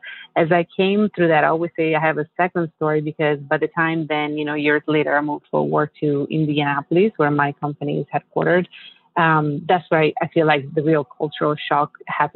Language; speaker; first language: English; non-native, fluent; Italian